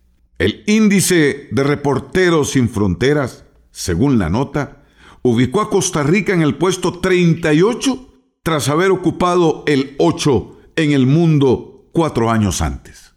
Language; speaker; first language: Spanish; native; Spanish